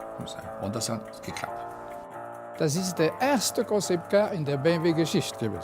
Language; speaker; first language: German; non-native, fluent; French